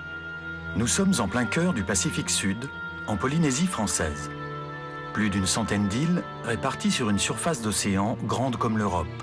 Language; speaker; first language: French; native; French